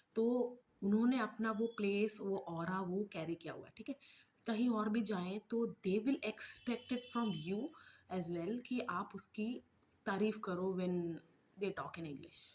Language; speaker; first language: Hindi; non-native, local second language; Malayalam